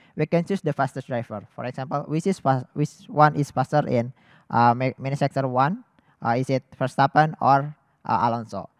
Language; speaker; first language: English; non-native, fluent; Indonesian